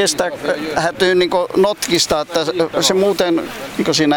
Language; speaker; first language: Finnish; early bilingual, heritage; Finnish